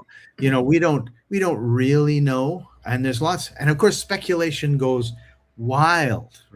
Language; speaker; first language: English; native; English